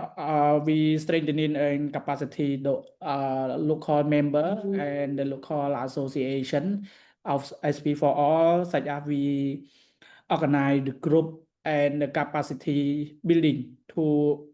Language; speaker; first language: English; non-native, learner; Khmer